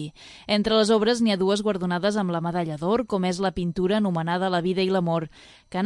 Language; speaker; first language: Catalan; native; Catalan